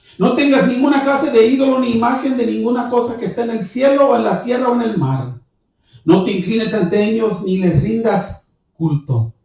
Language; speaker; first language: Spanish; early bilingual, heritage; Spanish